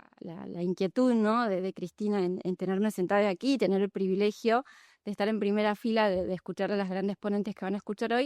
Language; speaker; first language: Spanish; native; Spanish